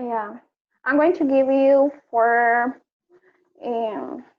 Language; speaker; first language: English; non-native, learner; Spanish